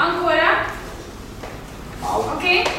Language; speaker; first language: Italian; non-native, fluent; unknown